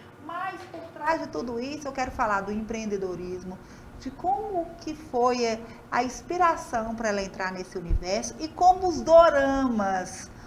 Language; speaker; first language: Portuguese; native; Portuguese